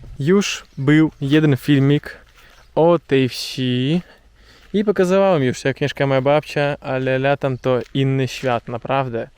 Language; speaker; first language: Polish; non-native, learner; Russian